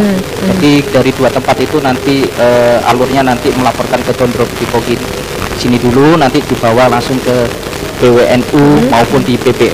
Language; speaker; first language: Indonesian; native; Indonesian